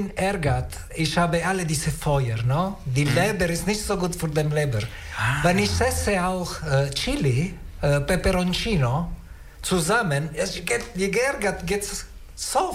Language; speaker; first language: German; non-native, learner; Italian